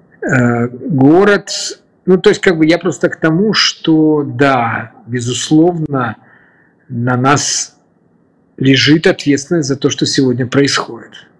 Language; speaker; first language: Russian; native; Russian